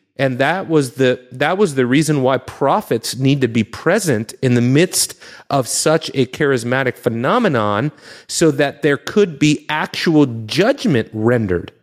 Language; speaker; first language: English; native; English